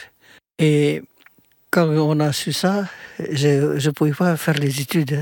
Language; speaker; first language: French; non-native, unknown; Indonesian